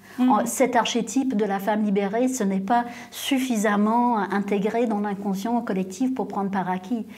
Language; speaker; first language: French; non-native, local second language; English